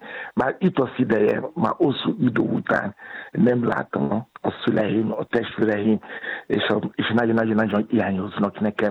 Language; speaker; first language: Hungarian; non-native, learner; Yoruba